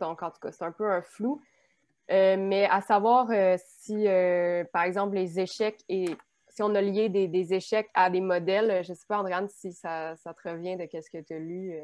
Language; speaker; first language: French; native; French